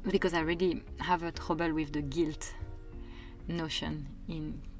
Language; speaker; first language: English; non-native, fluent; French